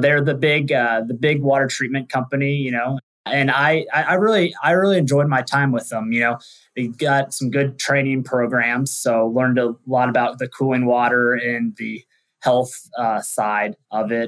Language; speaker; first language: English; native; English